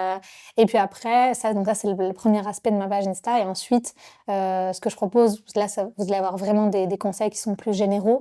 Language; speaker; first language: French; native; French